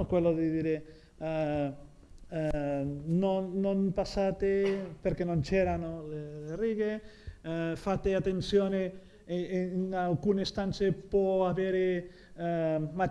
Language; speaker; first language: Italian; non-native, fluent; Catalan